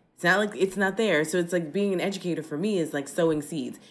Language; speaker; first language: English; native; English